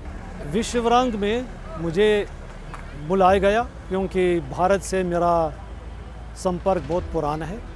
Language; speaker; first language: Hindi; non-native, fluent; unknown